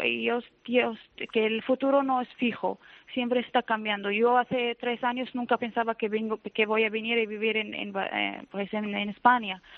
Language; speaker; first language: Spanish; non-native, fluent; Arabic